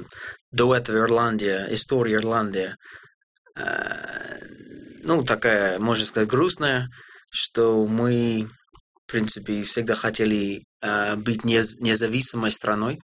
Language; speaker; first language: Russian; non-native, fluent; English